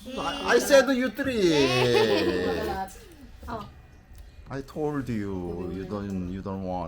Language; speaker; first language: English; non-native, learner; Korean